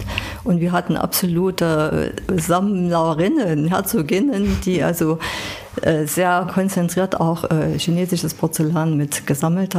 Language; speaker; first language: German; native; German